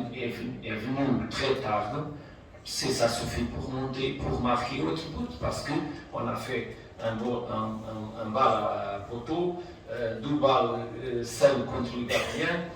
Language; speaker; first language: French; non-native, fluent; Portuguese